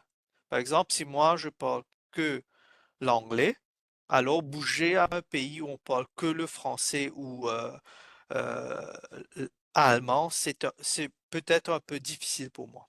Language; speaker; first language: French; non-native, fluent; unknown